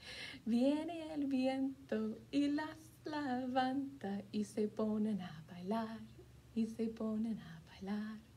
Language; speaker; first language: Spanish; non-native, fluent; English